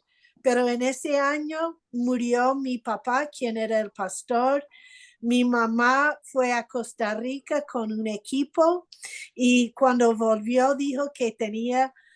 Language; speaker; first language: Spanish; non-native, fluent; English